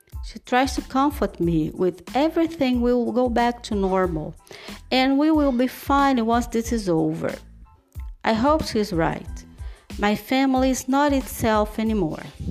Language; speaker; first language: English; non-native, fluent; Portuguese